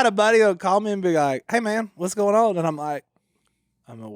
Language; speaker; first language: English; native; English